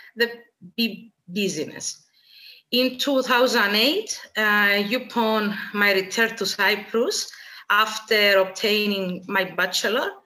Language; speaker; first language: English; non-native, fluent; Greek